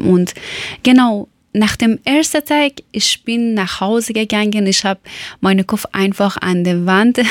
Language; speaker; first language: German; non-native, learner; Persian